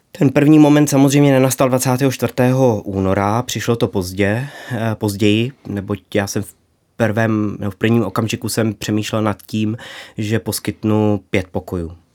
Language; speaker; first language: Czech; native; Czech